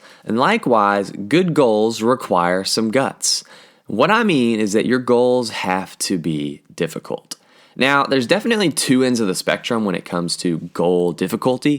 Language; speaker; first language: English; native; English